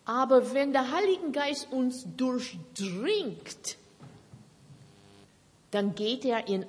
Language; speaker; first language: German; non-native, fluent; English